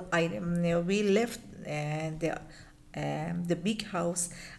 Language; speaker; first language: English; non-native, learner; Persian